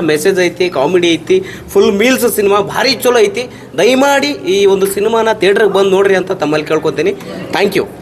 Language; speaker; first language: Kannada; native; Kannada